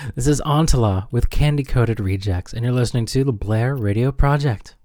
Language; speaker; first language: English; native; English